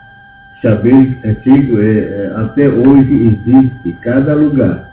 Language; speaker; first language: Portuguese; non-native, local second language; Yanomámi